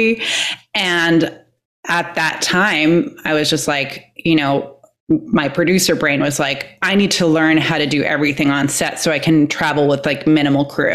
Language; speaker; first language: English; native; English